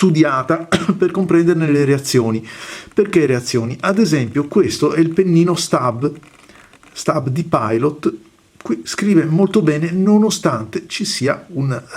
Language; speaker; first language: Italian; native; Italian